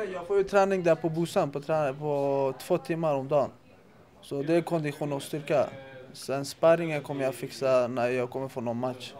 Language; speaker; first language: Swedish; non-native, local second language; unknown